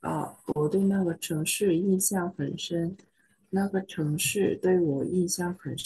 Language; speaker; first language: Chinese; non-native, learner; Vietnamese